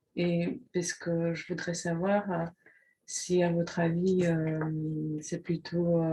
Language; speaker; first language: French; non-native, fluent; Polish